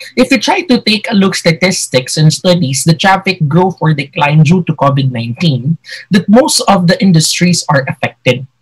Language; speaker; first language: English; non-native, local second language; Hiligaynon